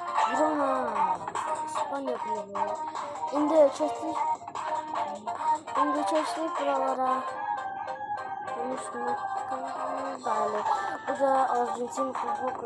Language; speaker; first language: Turkish; non-native, learner; Azerbaijani